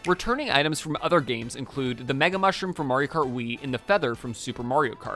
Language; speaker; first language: English; native; English